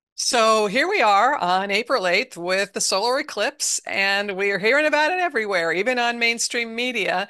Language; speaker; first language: English; native; English